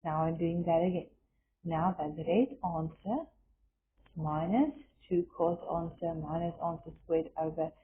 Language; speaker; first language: English; non-native, local second language; Afrikaans